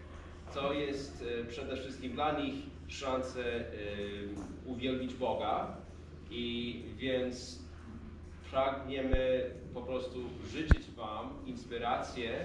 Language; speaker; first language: Polish; non-native, fluent; English